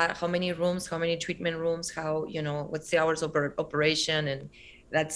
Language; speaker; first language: English; non-native, fluent; Spanish